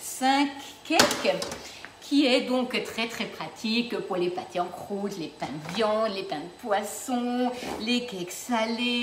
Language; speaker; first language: French; native; French